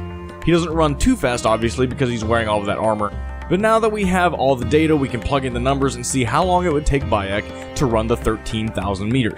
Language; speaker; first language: English; native; English